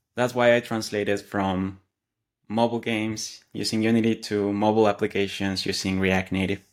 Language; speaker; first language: English; non-native, fluent; Spanish